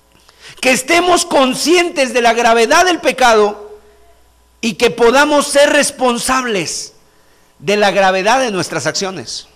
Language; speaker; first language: Spanish; native; Spanish